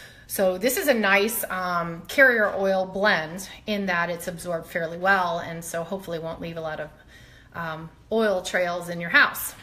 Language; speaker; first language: English; native; English